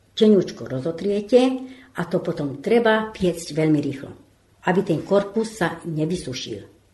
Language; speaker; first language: Slovak; non-native, local second language; Hungarian